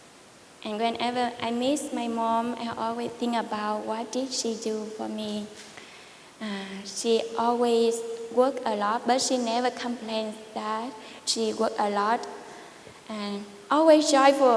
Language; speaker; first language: English; non-native, learner; Vietnamese